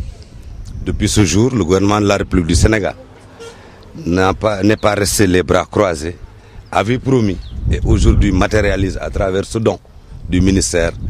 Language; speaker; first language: French; non-native, local second language; Wolof